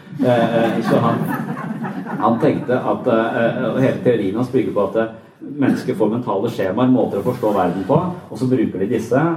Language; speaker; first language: Norwegian; native; Norwegian